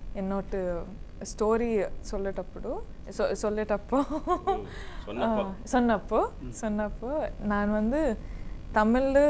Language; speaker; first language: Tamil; non-native, learner; Kannada